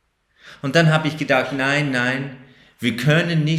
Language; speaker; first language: German; non-native, fluent; English